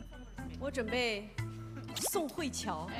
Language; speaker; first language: Chinese; native; Chinese